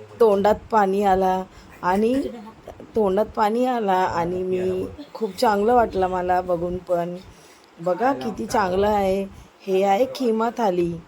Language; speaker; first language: Marathi; non-native, local second language; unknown